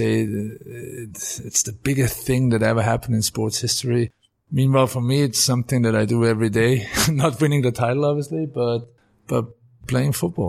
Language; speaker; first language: English; non-native, fluent; German